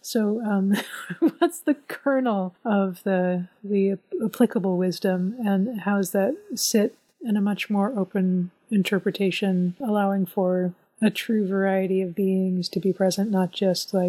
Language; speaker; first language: English; native; English